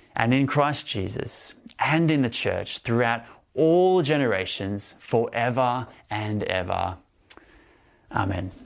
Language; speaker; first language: English; native; English